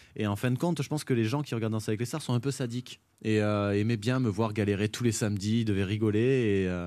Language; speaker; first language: French; native; French